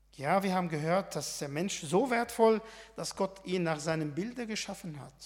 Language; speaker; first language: German; non-native, fluent; Arabic